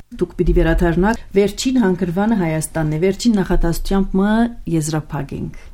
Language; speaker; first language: Armenian; early bilingual, heritage; Armenian